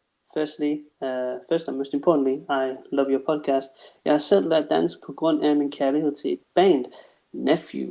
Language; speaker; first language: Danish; non-native, fluent; English